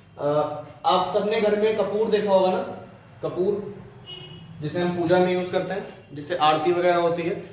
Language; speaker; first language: Hindi; native; Hindi